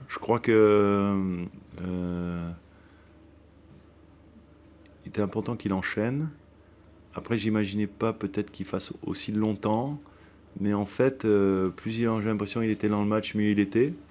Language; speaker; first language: French; native; French